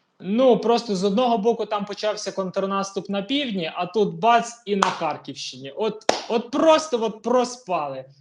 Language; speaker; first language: Ukrainian; native; Ukrainian